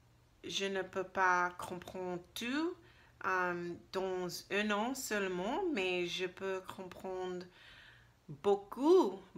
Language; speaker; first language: French; non-native, learner; English